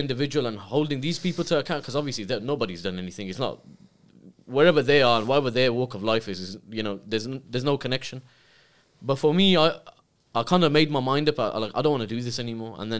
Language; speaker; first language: English; native; English